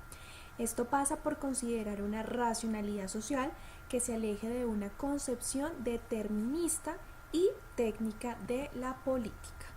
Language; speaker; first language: Spanish; native; Spanish